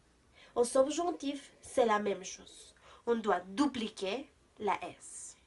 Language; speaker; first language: French; non-native, learner; Spanish